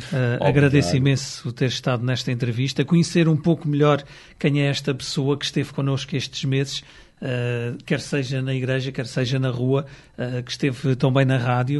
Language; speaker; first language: Portuguese; native; Portuguese